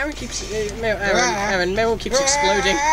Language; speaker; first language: English; native; English